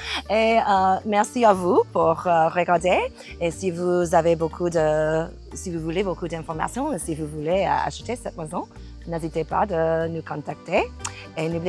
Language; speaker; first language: French; non-native, fluent; English